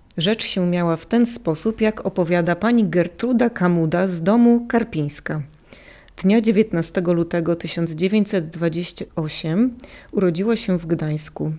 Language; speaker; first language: Polish; native; Polish